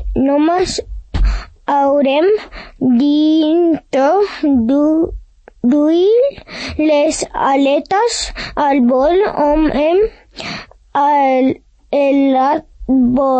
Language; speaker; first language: Catalan; early bilingual, other home language; English